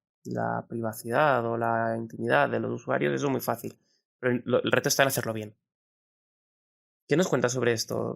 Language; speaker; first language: Spanish; native; Spanish